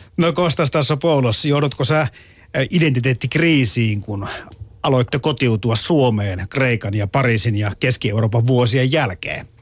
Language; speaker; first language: Finnish; native; Finnish